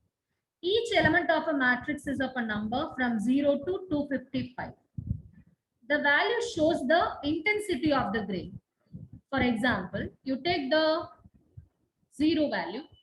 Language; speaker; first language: English; non-native, local second language; Tamil